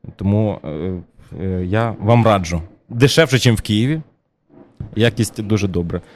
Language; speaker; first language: Ukrainian; native; Ukrainian